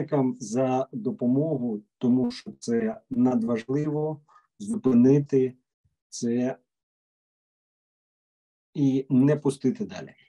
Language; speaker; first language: Ukrainian; native; Ukrainian